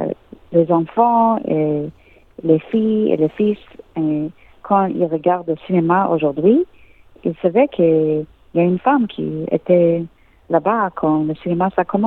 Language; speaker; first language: French; non-native, learner; English